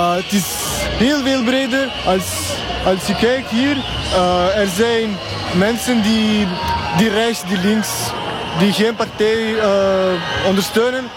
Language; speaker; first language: Dutch; non-native, fluent; Albanian